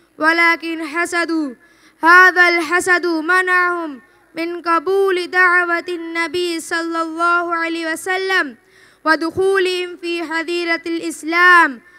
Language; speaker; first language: Arabic; non-native, learner; Urdu